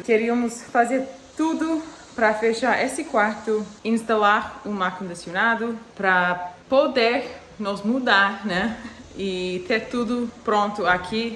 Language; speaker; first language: Portuguese; non-native, fluent; English